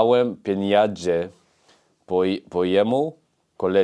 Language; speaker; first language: Polish; non-native, learner; English